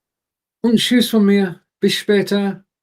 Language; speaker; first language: German; non-native, learner; English